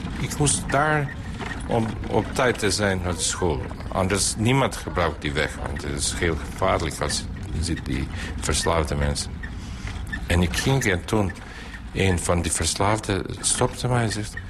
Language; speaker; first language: Dutch; non-native, learner; Bosnian